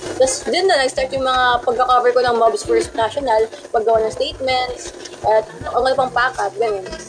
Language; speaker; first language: Filipino; non-native, local second language; Waray